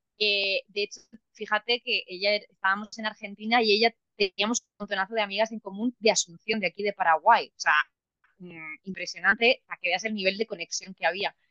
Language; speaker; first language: Spanish; native; Spanish